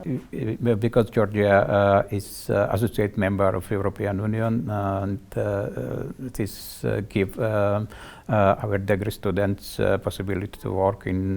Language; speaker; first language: English; non-native, learner; Georgian